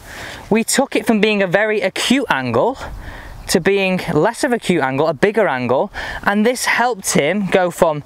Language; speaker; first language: English; native; English